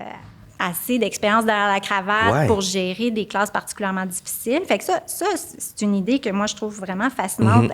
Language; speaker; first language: French; native; French